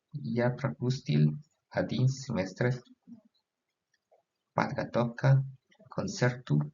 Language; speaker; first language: Russian; non-native, learner; Spanish